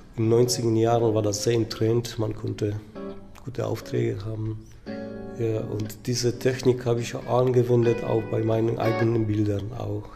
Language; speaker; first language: German; non-native, fluent; Polish